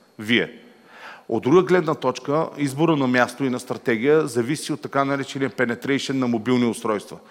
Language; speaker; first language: Bulgarian; native; Bulgarian